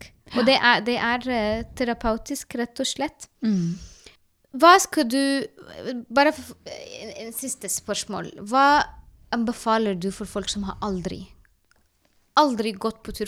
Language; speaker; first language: Norwegian; non-native, learner; Arabic